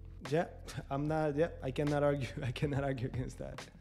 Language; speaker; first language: English; non-native, fluent; Spanish